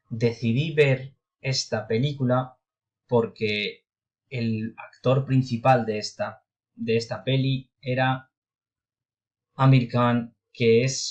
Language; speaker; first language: Spanish; non-native, fluent; Urdu